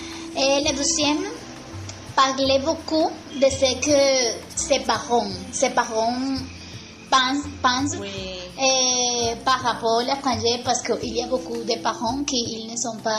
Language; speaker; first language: French; non-native, learner; Spanish